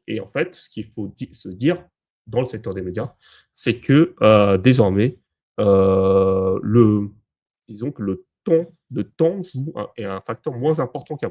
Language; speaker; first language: French; native; French